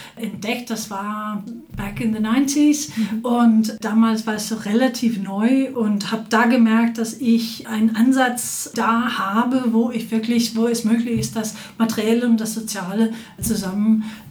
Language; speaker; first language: German; non-native, fluent; Danish